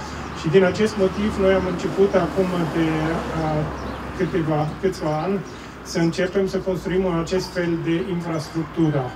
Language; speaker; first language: Romanian; non-native, fluent; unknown